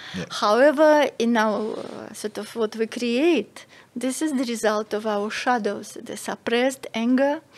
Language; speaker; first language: English; non-native, fluent; Russian